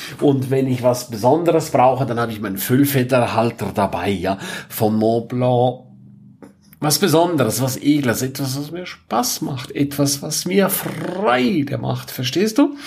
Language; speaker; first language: German; non-native, local second language; Romansh